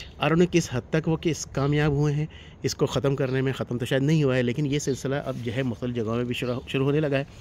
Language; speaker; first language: Hindi; native; Hindi